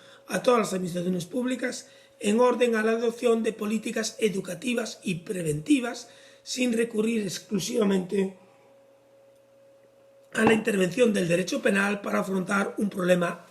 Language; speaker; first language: Spanish; native; Spanish